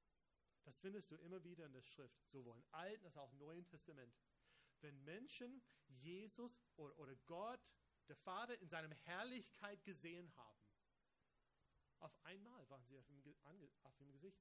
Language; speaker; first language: German; non-native, fluent; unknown